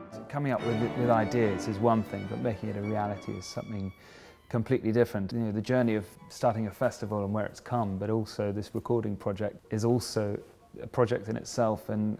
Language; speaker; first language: English; native; English